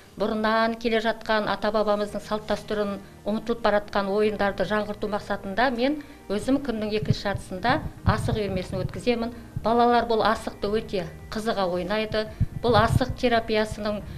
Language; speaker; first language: Kazakh; native; Kazakh